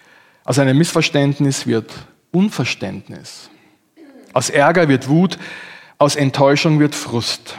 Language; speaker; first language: German; native; German